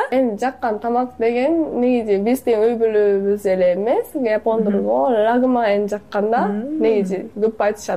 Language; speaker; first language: Kyrgyz; non-native, fluent; Japanese